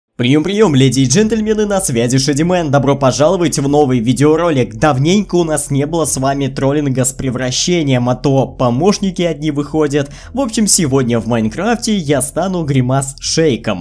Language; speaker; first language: Russian; native; Russian